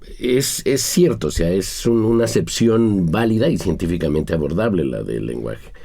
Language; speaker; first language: Spanish; native; Spanish